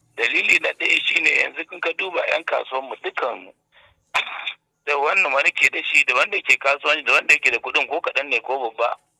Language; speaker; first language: Hausa; native; Hausa